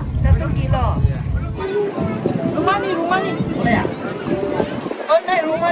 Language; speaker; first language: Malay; non-native, local second language; Chinese